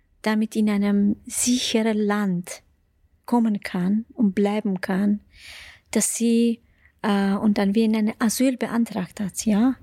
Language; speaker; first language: German; non-native, fluent; Persian